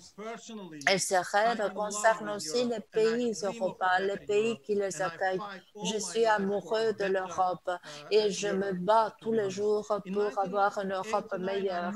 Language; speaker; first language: French; early bilingual, other home language; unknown